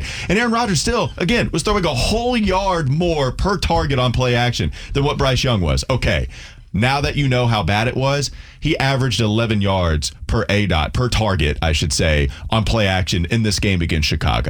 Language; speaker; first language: English; native; English